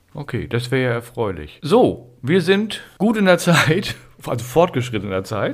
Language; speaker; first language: German; native; German